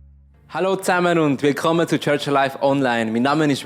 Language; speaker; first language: German; native; German